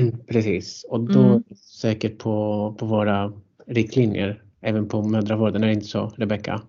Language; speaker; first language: Swedish; non-native, fluent; Greek